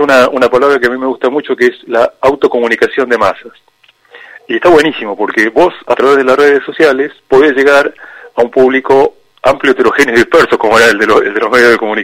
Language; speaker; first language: Spanish; native; Spanish